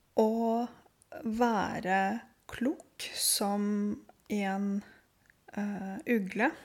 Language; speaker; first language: Norwegian; non-native, fluent; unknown